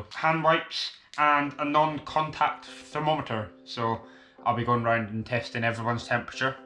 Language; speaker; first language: English; native; English